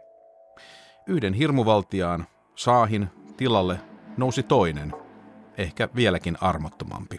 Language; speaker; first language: Finnish; native; Finnish